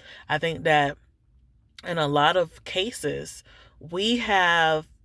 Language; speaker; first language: English; native; English